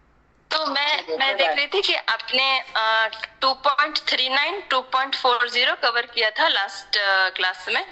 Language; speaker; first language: Hindi; native; Hindi